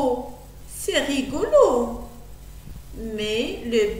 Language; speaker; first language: French; non-native, local second language; Arabic